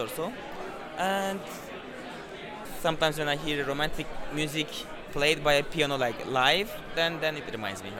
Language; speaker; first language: English; non-native, fluent; Turkish